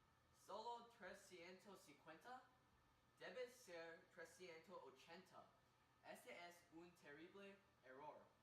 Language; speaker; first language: Spanish; non-native, learner; English